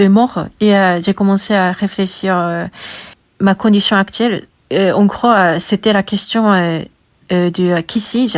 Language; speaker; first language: French; non-native, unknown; Japanese